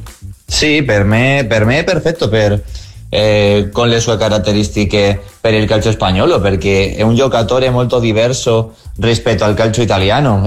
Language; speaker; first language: Italian; non-native, fluent; Spanish